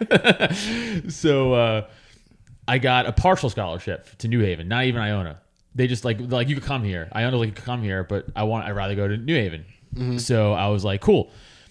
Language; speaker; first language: English; native; English